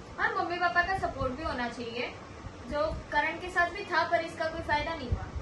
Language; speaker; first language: Hindi; native; Hindi